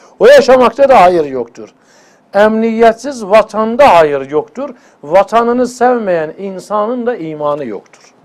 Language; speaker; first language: Turkish; native; Turkish